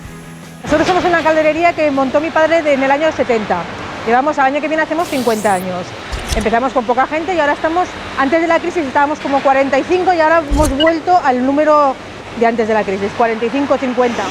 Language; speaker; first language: Spanish; native; Spanish